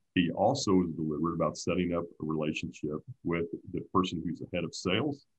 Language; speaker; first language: English; native; English